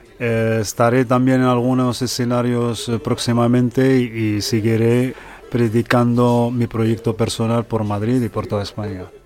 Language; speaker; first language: Spanish; early bilingual, other home language; Arabic